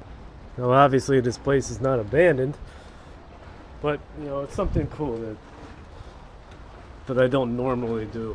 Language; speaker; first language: English; native; English